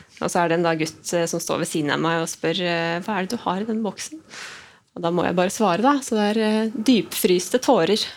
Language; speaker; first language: Norwegian; native; Norwegian